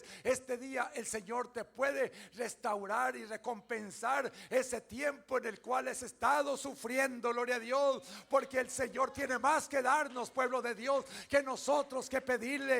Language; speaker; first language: Spanish; native; Spanish